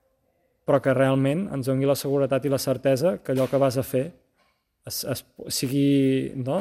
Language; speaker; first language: Catalan; native; Catalan